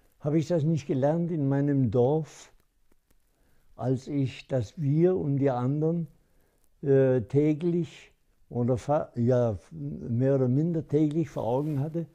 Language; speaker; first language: German; non-native, local second language; Upper Sorbian